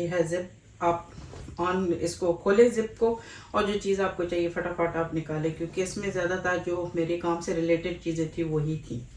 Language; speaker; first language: Urdu; native; Urdu